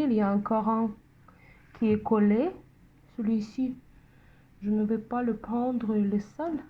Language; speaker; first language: French; non-native, fluent; Russian